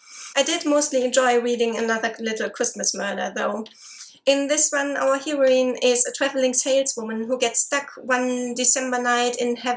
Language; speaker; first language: English; non-native, fluent; German